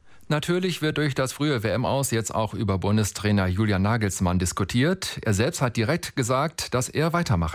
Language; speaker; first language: German; native; German